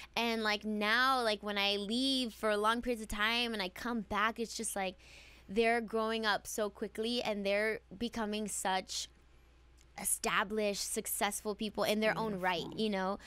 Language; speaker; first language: English; early bilingual, other home language; Spanish